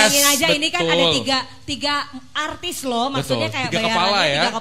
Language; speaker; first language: Indonesian; native; Indonesian